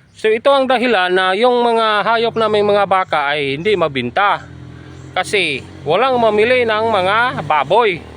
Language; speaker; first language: Filipino; non-native, local second language; Hiligaynon